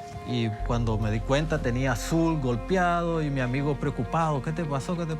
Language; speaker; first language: Spanish; native; Spanish